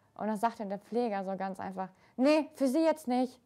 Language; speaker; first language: German; early bilingual, other home language; Russian